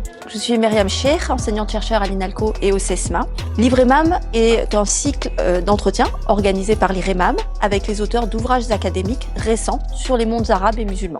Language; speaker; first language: French; native; French